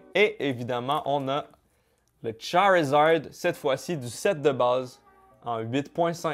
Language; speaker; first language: French; native; French